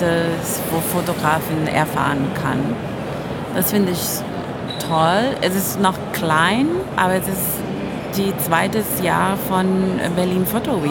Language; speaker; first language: German; non-native, fluent; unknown